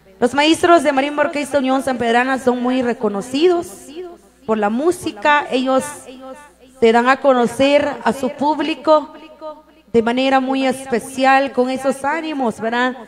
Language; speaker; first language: Spanish; native; Spanish